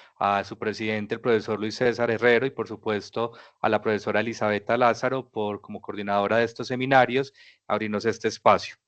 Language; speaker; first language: Spanish; native; Spanish